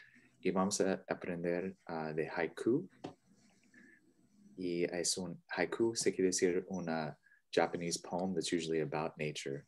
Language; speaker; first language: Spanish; non-native, learner; English